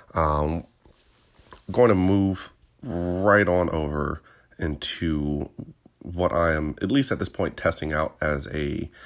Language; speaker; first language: English; native; English